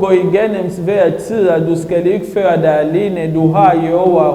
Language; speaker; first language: Danish; non-native, learner; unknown